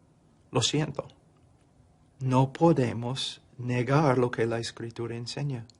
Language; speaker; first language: Spanish; non-native, fluent; English